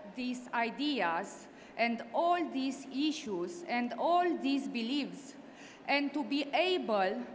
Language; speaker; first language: English; non-native, learner; Romanian